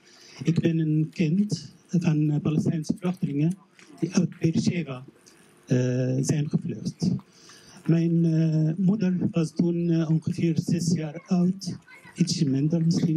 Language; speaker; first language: Dutch; non-native, learner; Arabic